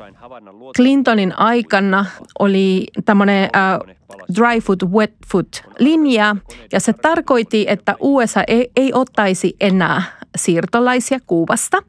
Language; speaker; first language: Finnish; non-native, fluent; Spanish